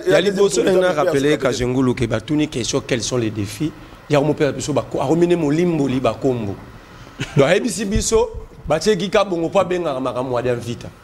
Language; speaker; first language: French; non-native, local second language; Lingala